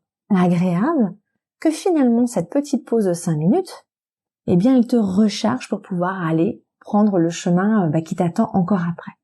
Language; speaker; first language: French; native; French